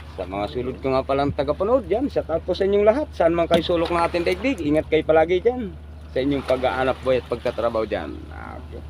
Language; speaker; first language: Filipino; native; Filipino